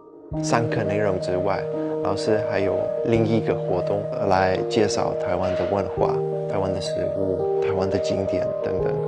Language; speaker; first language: Chinese; non-native, fluent; Czech